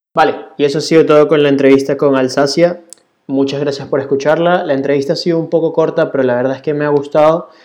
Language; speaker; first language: Spanish; native; Spanish